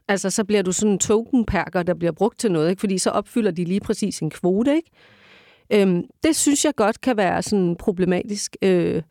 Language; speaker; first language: Danish; early bilingual, other home language; Turkish